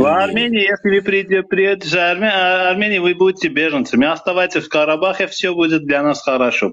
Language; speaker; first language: Russian; non-native, fluent; Armenian